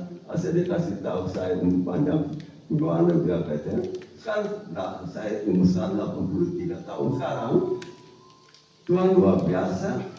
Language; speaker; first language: Indonesian; non-native, fluent; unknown